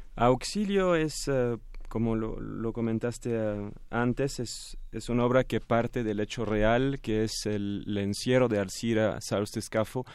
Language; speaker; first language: Spanish; non-native, fluent; French